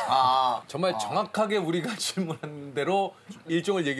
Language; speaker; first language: Korean; native; Korean